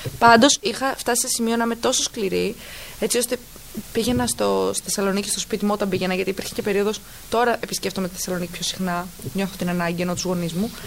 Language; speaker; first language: Greek; early bilingual, heritage; Greek